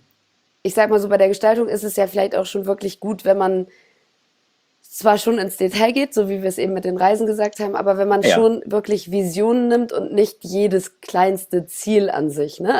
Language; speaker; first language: German; native; German